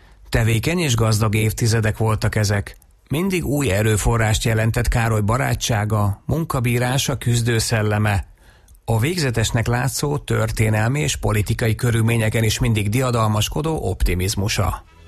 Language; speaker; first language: Hungarian; native; Hungarian